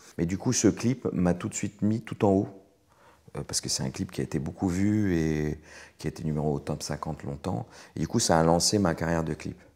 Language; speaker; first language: French; native; French